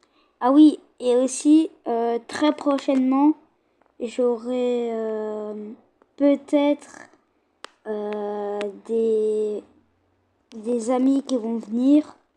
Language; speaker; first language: French; native; French